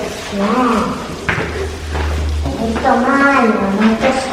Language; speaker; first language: Italian; early bilingual, heritage; Albanian